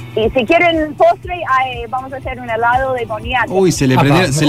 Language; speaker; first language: Spanish; non-native, fluent; Filipino